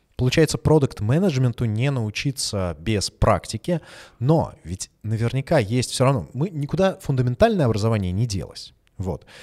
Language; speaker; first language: Russian; native; Russian